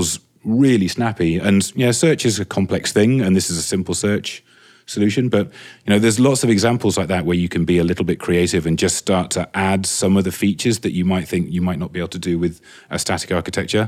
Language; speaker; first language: English; native; English